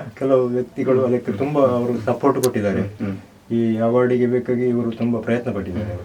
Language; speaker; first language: Kannada; non-native, local second language; Malayalam